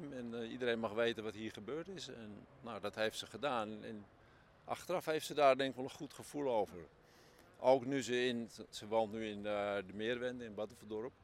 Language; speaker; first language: Dutch; native; Dutch